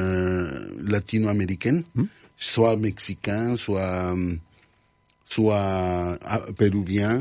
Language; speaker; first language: French; non-native, fluent; Spanish